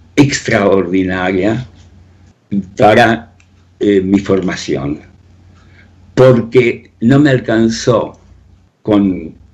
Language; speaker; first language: Spanish; native; Spanish